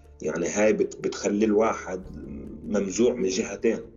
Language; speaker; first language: Arabic; early bilingual, heritage; Arabic